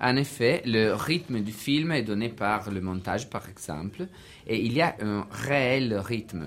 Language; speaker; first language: French; non-native, learner; Italian